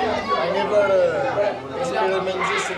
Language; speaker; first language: English; non-native, fluent; French